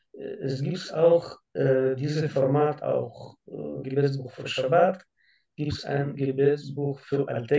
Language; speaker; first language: German; non-native, learner; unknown